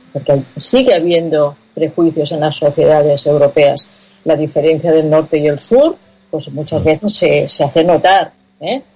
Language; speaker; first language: Spanish; non-native, local second language; Catalan